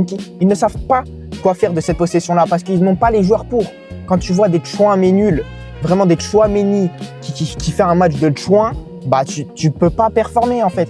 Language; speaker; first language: French; native; French